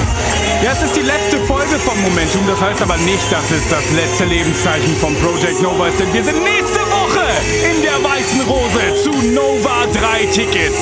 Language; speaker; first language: German; native; German